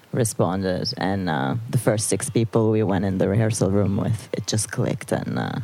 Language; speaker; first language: English; non-native, fluent; Turkish